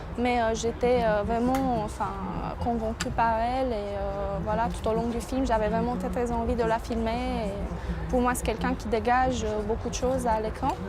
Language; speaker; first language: French; non-native, fluent; Romanian